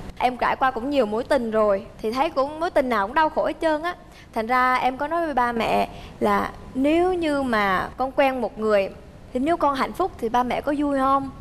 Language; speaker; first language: Vietnamese; early bilingual, heritage; Vietnamese